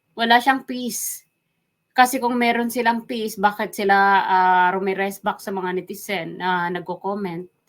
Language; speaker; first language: Filipino; non-native, local second language; Waray